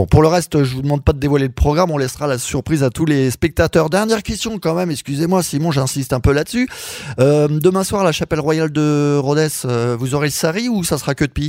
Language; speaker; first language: French; native; French